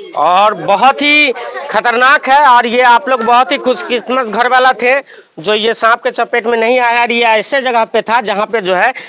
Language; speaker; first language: Hindi; native; Hindi